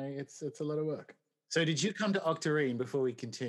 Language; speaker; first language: English; native; English